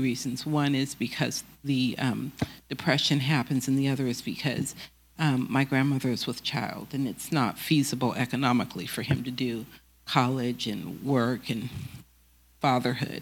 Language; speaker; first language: English; native; English